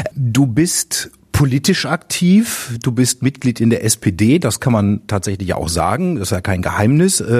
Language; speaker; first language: German; native; German